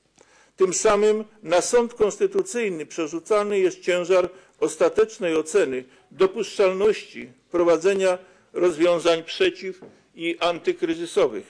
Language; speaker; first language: Polish; native; Polish